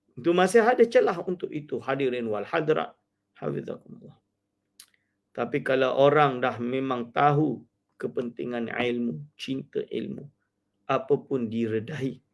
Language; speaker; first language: Malay; native; Malay